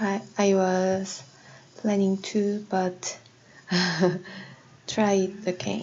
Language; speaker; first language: English; non-native, learner; Korean